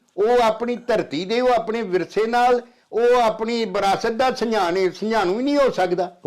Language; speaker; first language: Punjabi; native; Punjabi